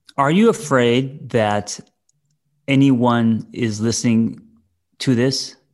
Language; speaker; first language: English; native; English